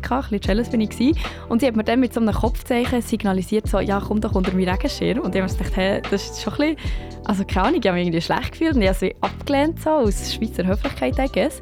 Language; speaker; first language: German; native; German